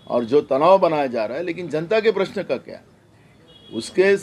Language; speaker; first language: Hindi; non-native, local second language; Marathi